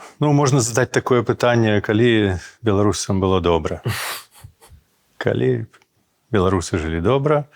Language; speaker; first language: Belarusian; non-native, local second language; Russian